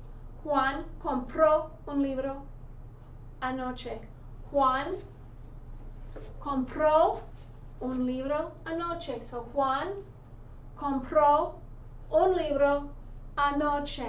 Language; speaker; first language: Spanish; non-native, fluent; English